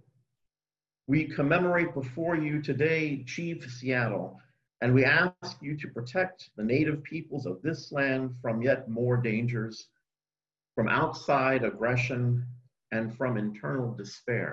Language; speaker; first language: English; native; English